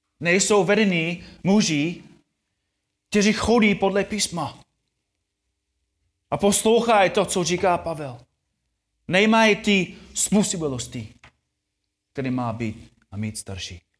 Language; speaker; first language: Czech; non-native, fluent; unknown